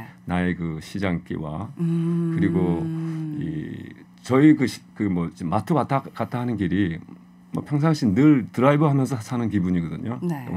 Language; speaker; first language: Korean; native; Korean